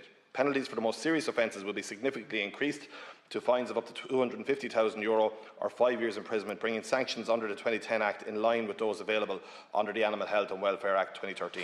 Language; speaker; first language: English; native; English